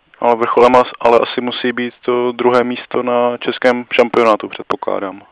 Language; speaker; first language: Czech; native; Czech